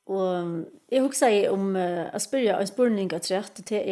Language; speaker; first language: Danish; non-native, local second language; Faroese